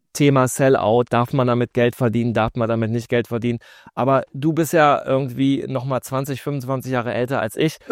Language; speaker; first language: German; native; German